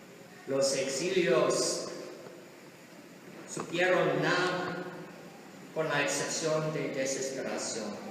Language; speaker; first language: Spanish; non-native, learner; English